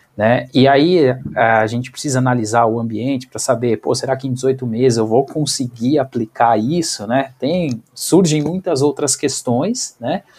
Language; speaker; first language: Portuguese; native; Portuguese